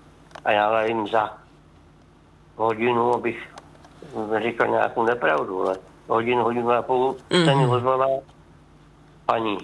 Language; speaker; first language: Czech; native; Czech